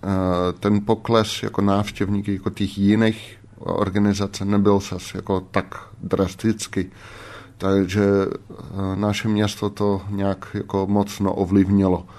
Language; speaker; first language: Czech; non-native, fluent; Dutch